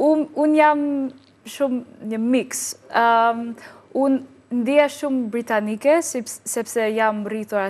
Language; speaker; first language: Albanian; non-native, learner; English